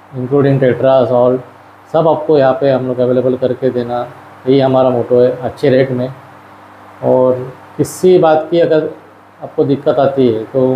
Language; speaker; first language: Hindi; non-native, local second language; Marathi